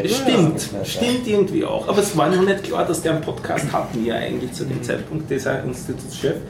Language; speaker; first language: German; native; German